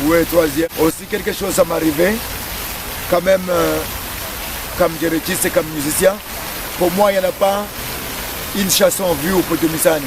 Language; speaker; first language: French; non-native, learner; English